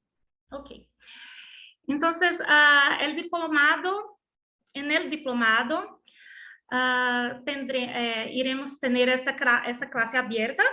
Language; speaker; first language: Spanish; non-native, learner; Portuguese